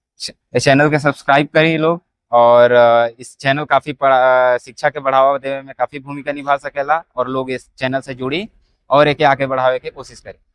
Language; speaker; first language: Bhojpuri; native; Bhojpuri